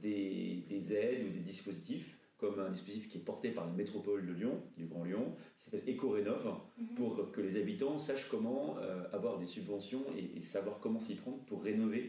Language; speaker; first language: French; native; French